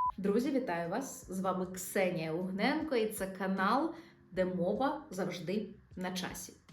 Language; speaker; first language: Ukrainian; non-native, local second language; Russian